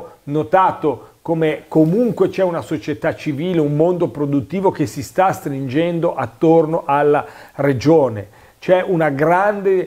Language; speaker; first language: Italian; native; Italian